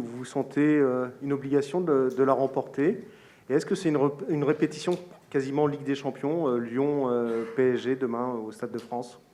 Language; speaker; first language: French; native; French